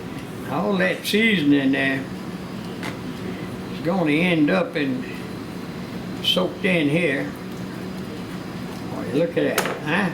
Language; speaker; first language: English; native; English